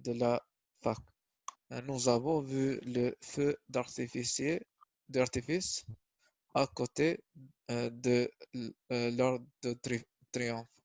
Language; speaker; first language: French; non-native, learner; Albanian